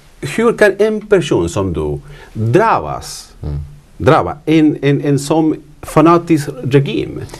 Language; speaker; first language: Swedish; non-native, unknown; Spanish